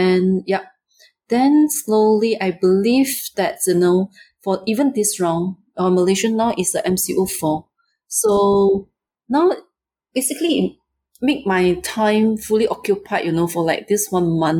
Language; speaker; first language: English; non-native, local second language; Chinese